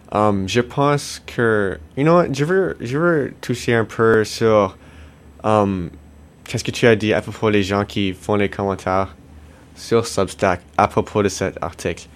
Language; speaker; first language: French; non-native, local second language; English